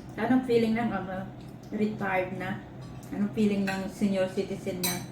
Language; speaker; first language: Filipino; non-native, local second language; Waray